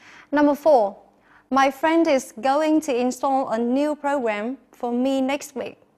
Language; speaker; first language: English; non-native, fluent; Vietnamese